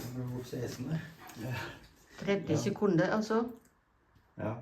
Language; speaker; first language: Norwegian; non-native, learner; Thai